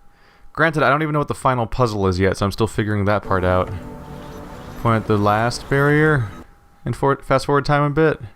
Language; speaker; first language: English; native; English